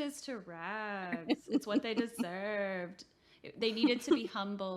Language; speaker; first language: English; native; English